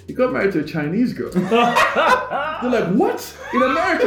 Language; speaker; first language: English; non-native, local second language; Igbo